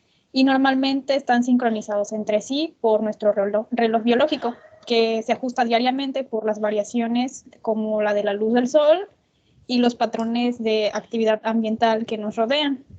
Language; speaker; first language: Spanish; native; Spanish